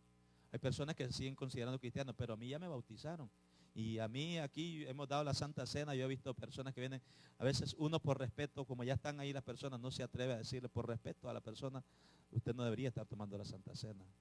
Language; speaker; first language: Spanish; native; Spanish